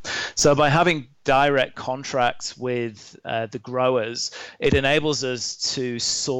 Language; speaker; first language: English; native; English